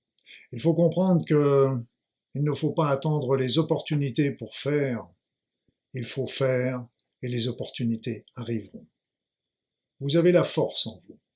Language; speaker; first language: French; native; French